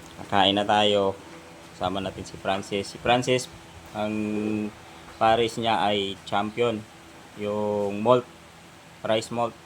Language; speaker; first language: Filipino; non-native, local second language; Cebuano